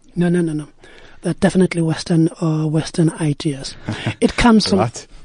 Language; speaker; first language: English; non-native, local second language; Zulu